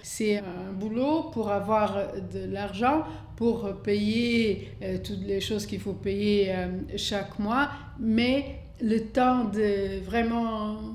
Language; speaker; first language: French; non-native, fluent; Portuguese